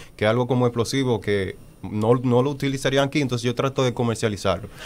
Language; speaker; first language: Spanish; native; Spanish